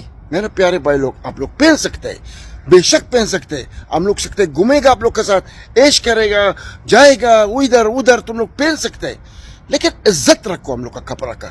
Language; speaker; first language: Hindi; non-native, fluent; Arabic